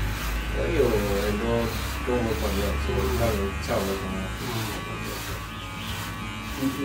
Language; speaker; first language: Chinese; non-native, learner; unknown